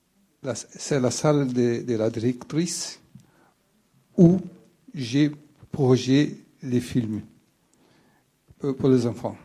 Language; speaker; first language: French; non-native, fluent; Portuguese